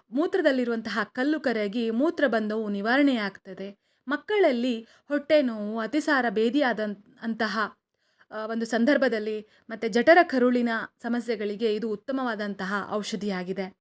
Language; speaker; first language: Kannada; native; Kannada